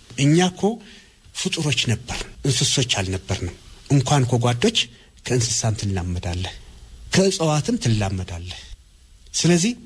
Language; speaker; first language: Amharic; non-native, local second language; Tigrinya